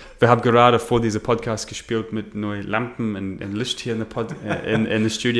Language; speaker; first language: German; non-native, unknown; English